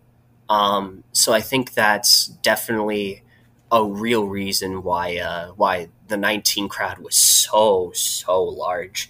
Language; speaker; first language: English; native; English